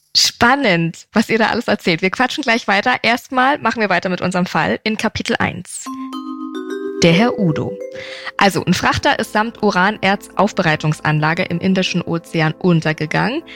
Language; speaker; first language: German; native; German